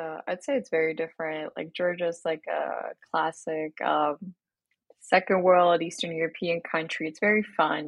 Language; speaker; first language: English; non-native, fluent; Georgian